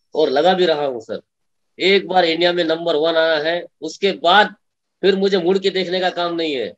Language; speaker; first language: Hindi; non-native, local second language; Marathi